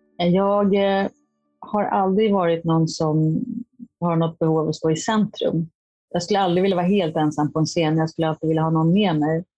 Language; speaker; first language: Swedish; native; Swedish